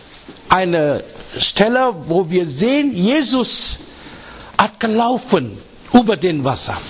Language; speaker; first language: German; non-native, fluent; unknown